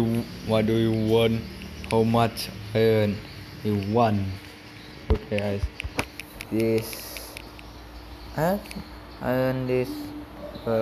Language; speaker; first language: English; non-native, learner; Indonesian